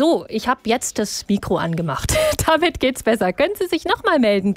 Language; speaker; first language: German; native; German